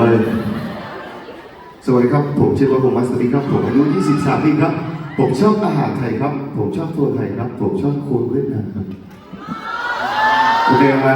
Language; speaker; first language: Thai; non-native, learner; Vietnamese